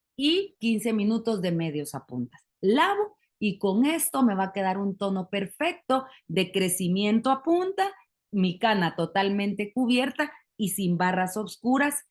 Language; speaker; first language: Spanish; native; Spanish